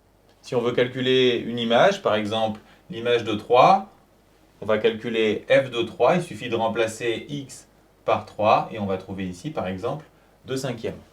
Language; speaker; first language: French; native; French